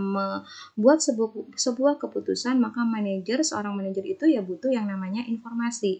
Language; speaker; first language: Indonesian; native; Indonesian